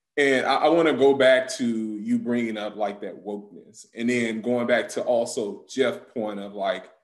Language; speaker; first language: English; native; English